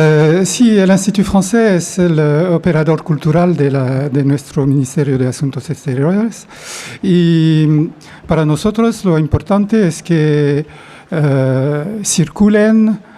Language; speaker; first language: Spanish; non-native, fluent; French